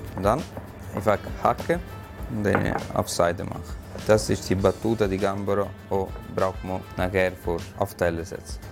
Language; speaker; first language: German; non-native, learner; Italian